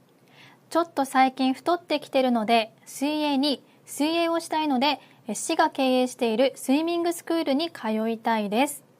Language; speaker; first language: Japanese; non-native, fluent; Korean